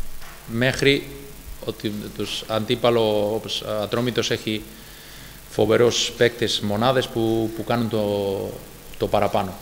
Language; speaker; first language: Greek; non-native, fluent; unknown